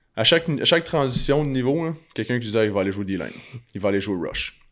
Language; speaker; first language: French; native; French